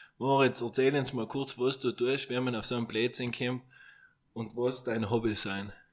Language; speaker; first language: German; native; German